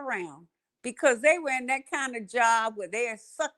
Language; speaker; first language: English; native; English